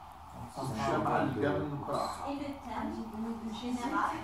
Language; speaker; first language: French; non-native, local second language; Arabic